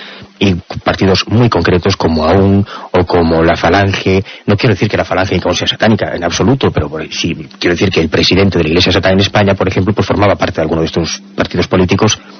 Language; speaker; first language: Spanish; native; Spanish